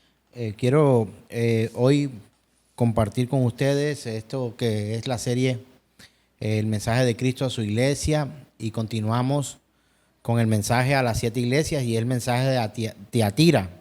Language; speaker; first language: Spanish; native; Spanish